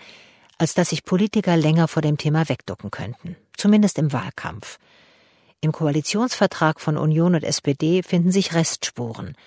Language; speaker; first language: German; native; German